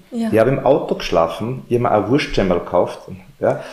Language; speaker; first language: German; native; German